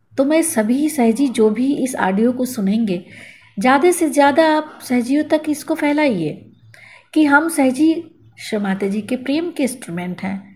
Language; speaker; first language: Hindi; native; Hindi